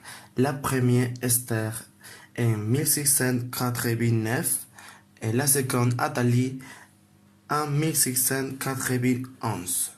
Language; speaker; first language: French; non-native, learner; Spanish